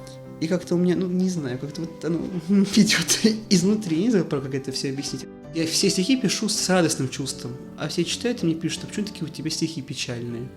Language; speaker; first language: Russian; native; Russian